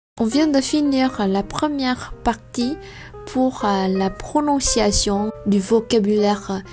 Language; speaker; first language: French; non-native, fluent; Vietnamese